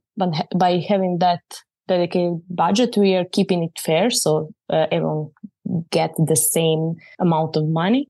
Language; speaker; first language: English; non-native, fluent; Croatian